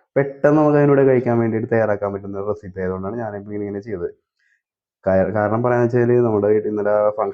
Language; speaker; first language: Malayalam; native; Malayalam